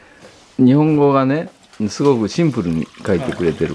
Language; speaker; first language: Japanese; native; Japanese